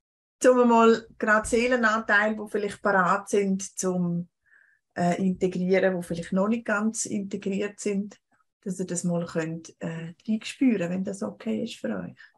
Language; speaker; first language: German; native; German